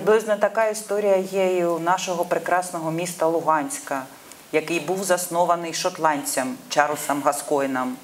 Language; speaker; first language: Ukrainian; non-native, local second language; Russian